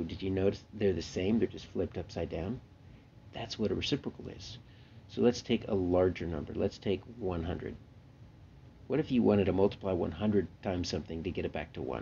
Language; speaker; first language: English; native; English